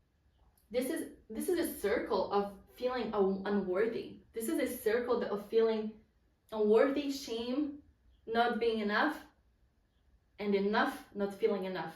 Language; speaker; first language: English; non-native, fluent; Polish